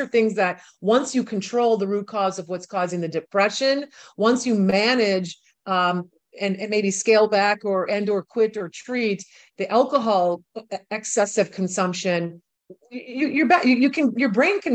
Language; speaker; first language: English; native; English